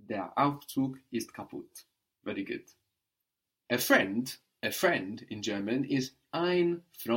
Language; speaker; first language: German; non-native, fluent; English